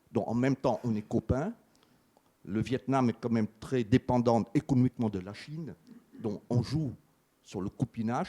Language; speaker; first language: French; native; French